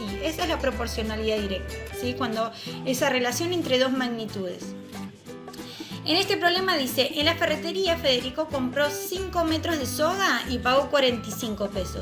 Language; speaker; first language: Spanish; native; Spanish